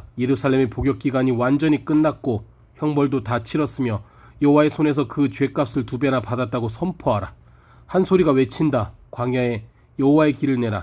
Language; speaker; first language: Korean; native; Korean